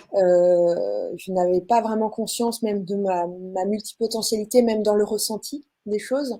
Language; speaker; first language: French; native; French